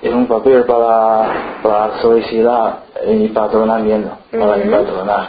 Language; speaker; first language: Spanish; non-native, learner; Chinese